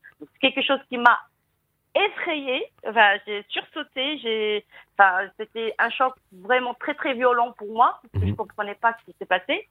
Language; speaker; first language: French; non-native, local second language; Arabic